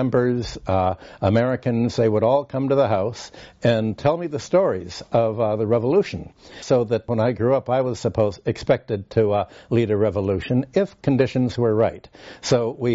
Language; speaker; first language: English; native; English